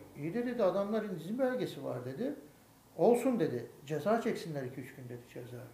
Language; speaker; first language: Turkish; native; Turkish